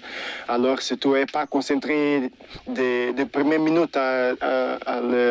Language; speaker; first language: French; non-native, fluent; Portuguese